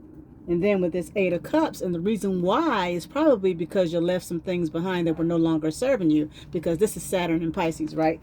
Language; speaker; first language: English; native; English